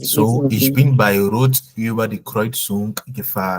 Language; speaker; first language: German; non-native, fluent; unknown